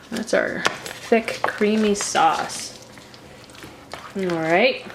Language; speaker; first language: English; native; English